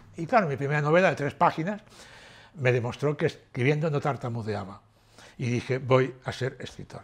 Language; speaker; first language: Spanish; native; Spanish